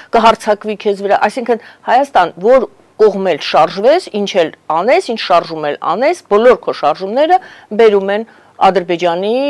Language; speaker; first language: Armenian; native; Armenian